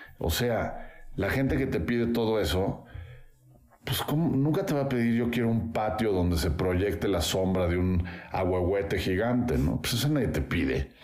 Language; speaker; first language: Spanish; native; Spanish